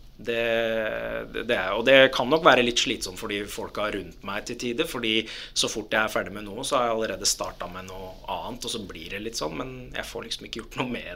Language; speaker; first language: Norwegian; early bilingual, other home language; Arabic